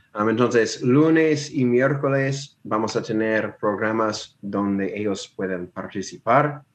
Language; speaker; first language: Spanish; non-native, fluent; English